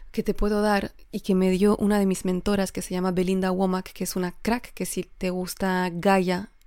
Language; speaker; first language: Spanish; non-native, fluent; French